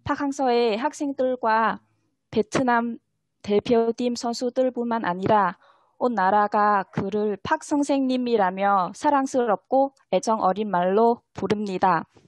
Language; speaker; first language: Korean; non-native, fluent; Vietnamese